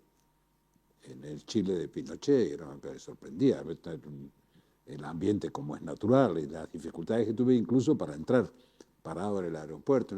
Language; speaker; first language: Spanish; native; Spanish